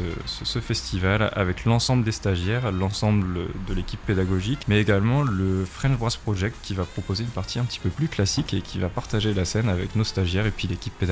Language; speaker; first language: French; native; French